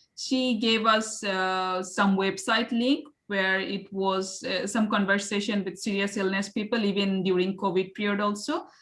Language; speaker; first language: English; non-native, local second language; Bangla